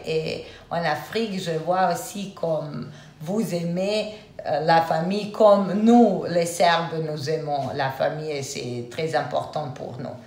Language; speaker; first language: French; non-native, fluent; Serbian